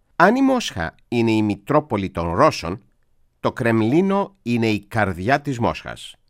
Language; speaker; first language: Greek; native; Greek